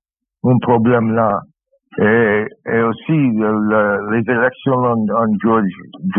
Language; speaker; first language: French; non-native, fluent; English